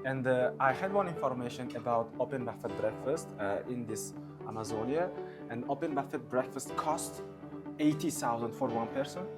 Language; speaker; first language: English; non-native, local second language; Uzbek